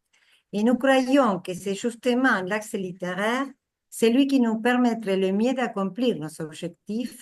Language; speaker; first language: French; non-native, fluent; Spanish